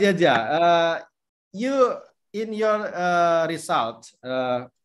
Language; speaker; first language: English; non-native, fluent; Indonesian